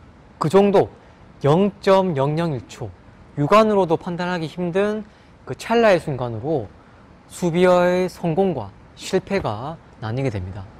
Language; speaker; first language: Korean; native; Korean